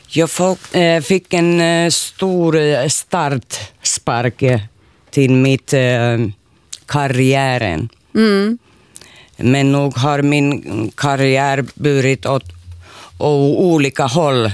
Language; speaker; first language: Swedish; non-native, local second language; Finnish